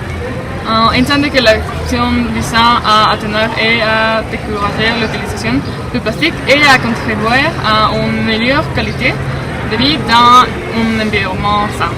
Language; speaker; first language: French; non-native, learner; Spanish